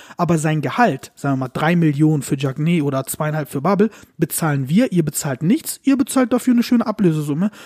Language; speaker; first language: German; early bilingual, other home language; Turkish